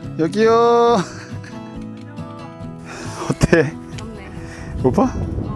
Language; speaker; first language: Korean; native; Korean